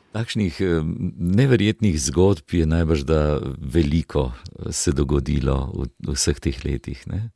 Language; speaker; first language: Slovenian; native; Slovenian